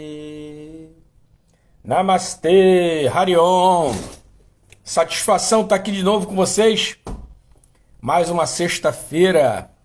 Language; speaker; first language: Portuguese; native; Portuguese